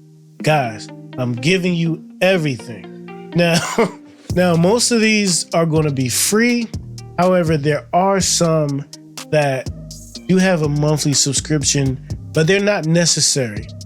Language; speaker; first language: English; native; English